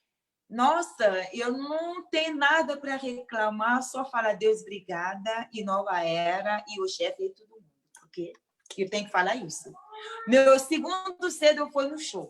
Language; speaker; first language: Portuguese; non-native, local second language; Mandingo